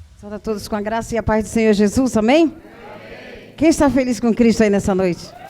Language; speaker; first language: Portuguese; native; Portuguese